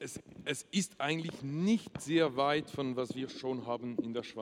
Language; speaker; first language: German; non-native, local second language; French